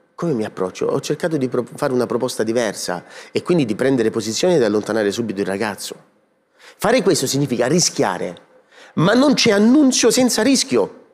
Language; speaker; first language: Italian; native; Italian